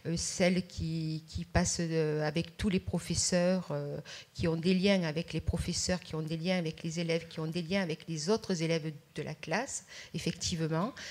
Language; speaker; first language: French; native; French